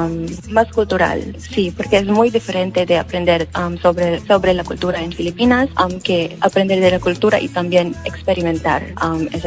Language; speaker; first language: Spanish; non-native, fluent; Filipino